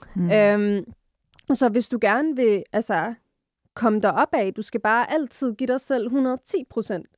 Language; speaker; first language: Danish; early bilingual, other home language; Arabic